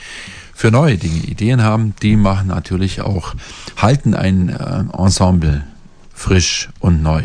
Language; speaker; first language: German; native; German